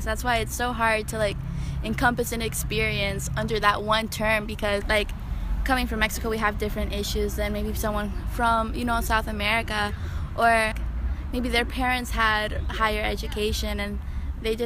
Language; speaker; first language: English; early bilingual, other home language; Spanish